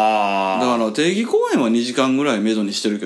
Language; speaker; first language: Japanese; native; Japanese